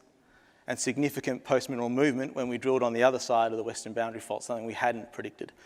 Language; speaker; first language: English; native; English